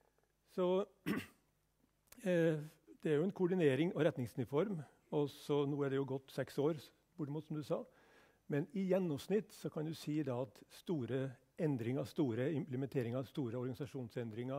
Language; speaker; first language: Norwegian; native; Norwegian